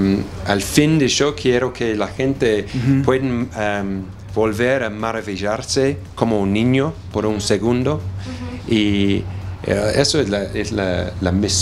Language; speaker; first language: Spanish; non-native, learner; English